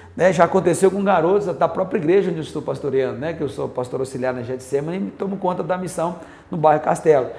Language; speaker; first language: Portuguese; native; Portuguese